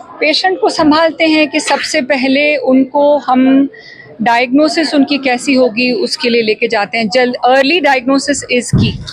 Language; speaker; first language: Hindi; native; Hindi